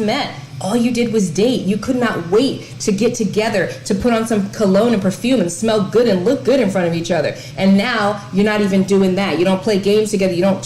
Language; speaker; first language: English; native; English